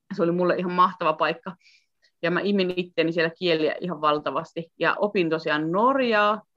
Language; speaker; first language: Finnish; native; Finnish